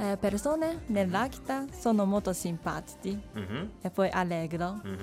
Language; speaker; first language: Italian; non-native, learner; Japanese